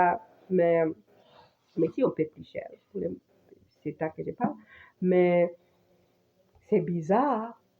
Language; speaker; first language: French; non-native, fluent; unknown